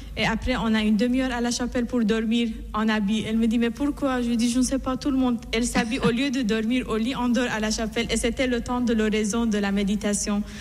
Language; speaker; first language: French; non-native, fluent; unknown